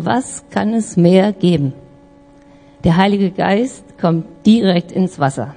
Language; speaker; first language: German; native; German